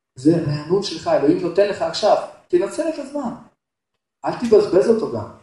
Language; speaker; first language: Hebrew; non-native, fluent; Russian